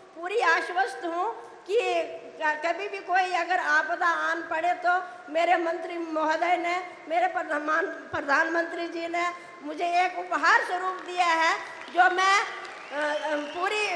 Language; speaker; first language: Hindi; native; Hindi